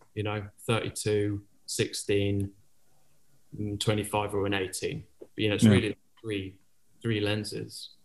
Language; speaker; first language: English; native; English